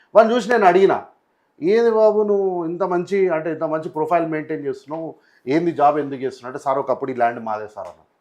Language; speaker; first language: Telugu; native; Telugu